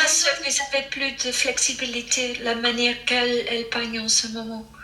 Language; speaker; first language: French; non-native, fluent; English